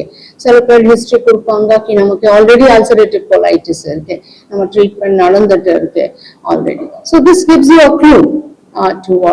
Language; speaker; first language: Tamil; non-native, local second language; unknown